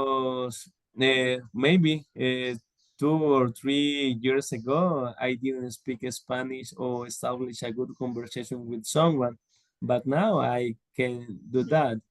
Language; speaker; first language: English; non-native, learner; Spanish